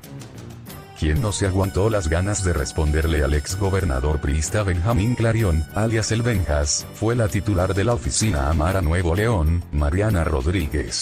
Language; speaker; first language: Spanish; native; Spanish